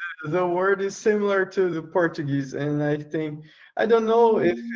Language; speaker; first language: English; non-native, learner; Portuguese